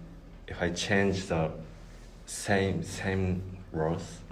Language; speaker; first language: English; non-native, learner; Japanese